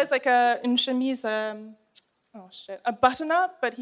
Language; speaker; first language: English; native; English